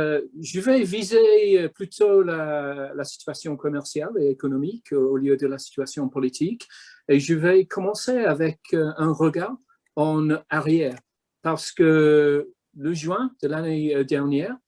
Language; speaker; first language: French; non-native, fluent; English